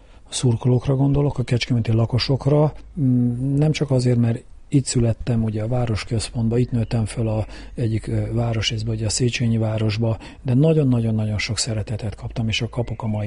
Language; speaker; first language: Hungarian; native; Hungarian